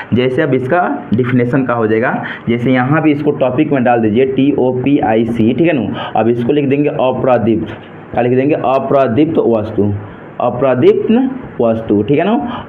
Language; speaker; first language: Hindi; native; Hindi